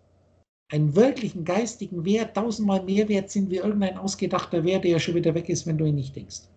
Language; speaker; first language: German; native; German